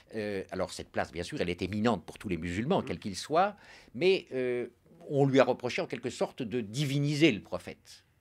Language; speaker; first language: French; native; French